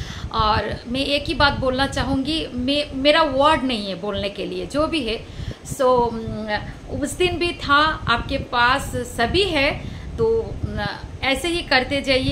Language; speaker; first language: Hindi; non-native, local second language; Bangla